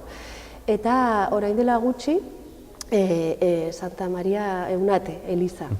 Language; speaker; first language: Basque; non-native, local second language; Spanish